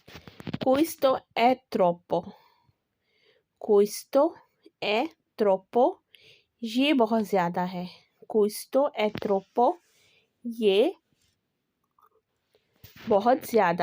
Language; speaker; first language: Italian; non-native, fluent; Urdu